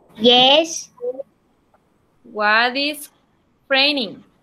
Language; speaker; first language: English; non-native, learner; Spanish